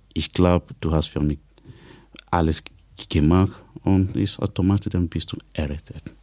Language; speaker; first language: German; non-native, learner; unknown